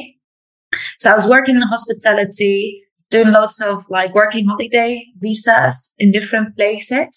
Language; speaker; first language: English; non-native, fluent; Dutch